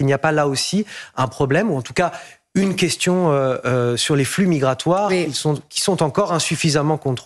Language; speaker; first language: French; native; French